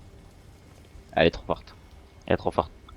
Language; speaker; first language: French; native; French